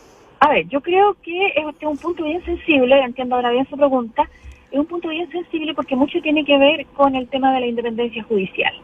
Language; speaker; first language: Spanish; native; Spanish